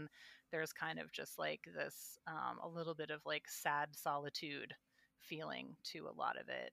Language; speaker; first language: English; native; English